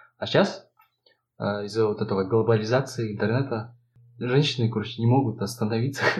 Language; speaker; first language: Russian; non-native, local second language; Kazakh